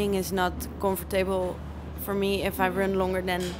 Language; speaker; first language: English; non-native, fluent; Dutch